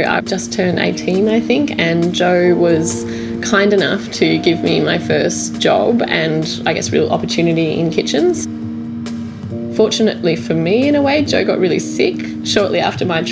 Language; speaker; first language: English; native; English